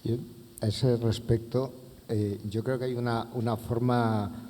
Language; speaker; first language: Spanish; non-native, local second language; Catalan